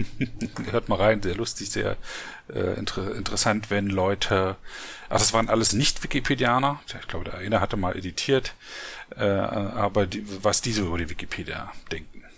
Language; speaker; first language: German; native; German